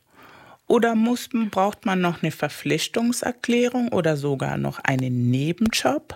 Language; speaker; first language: German; non-native, fluent; Spanish